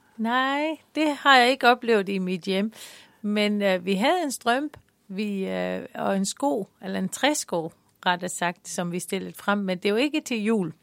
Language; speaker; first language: Danish; non-native, fluent; Dutch